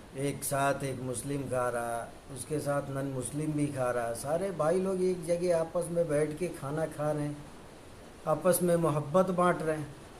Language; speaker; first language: Hindi; native; Hindi